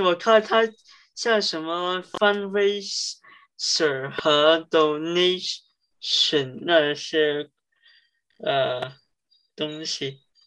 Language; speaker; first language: Chinese; early bilingual, heritage; Cantonese